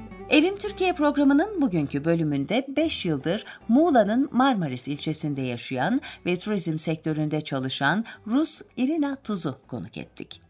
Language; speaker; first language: Turkish; native; Turkish